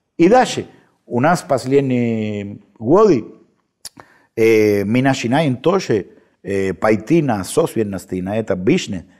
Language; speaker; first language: Russian; non-native, fluent; Spanish